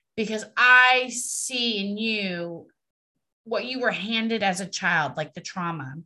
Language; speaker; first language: English; native; English